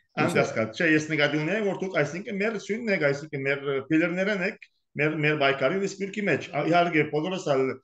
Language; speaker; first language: Armenian; early bilingual, heritage; Armenian